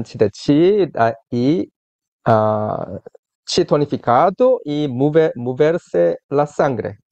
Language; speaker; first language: Spanish; non-native, learner; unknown